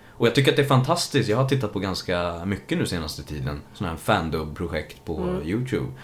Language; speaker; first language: Swedish; native; Swedish